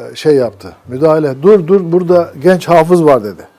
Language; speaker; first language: Turkish; native; Turkish